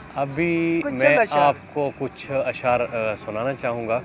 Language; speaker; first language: Urdu; non-native, local second language; Saraiki